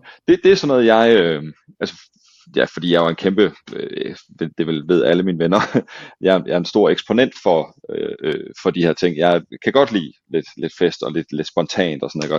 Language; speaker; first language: Danish; native; Danish